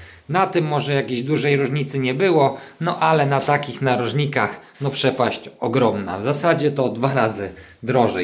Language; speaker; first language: Polish; native; Polish